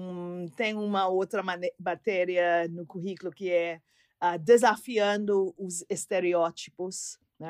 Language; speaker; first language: Portuguese; non-native, fluent; English